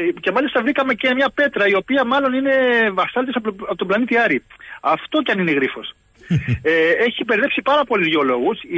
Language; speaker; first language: Greek; early bilingual, heritage; Greek